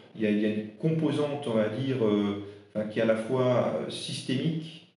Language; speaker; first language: French; non-native, local second language; Swiss German